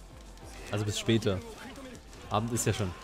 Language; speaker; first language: German; native; German